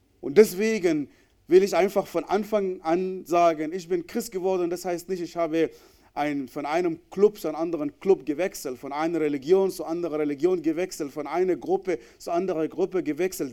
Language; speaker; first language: German; non-native, fluent; Arabic